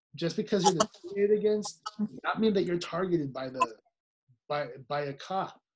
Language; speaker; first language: English; early bilingual, other home language; Spanish